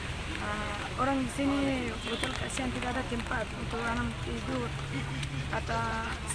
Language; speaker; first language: Indonesian; non-native, learner; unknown